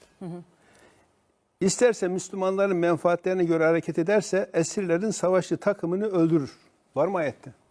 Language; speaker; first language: Turkish; native; Turkish